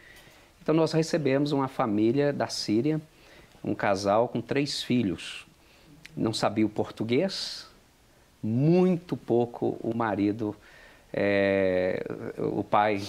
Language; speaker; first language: Portuguese; native; Portuguese